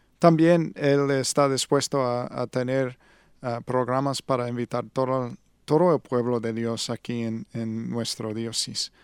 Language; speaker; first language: Spanish; non-native, learner; English